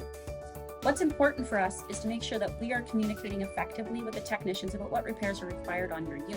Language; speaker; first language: English; native; English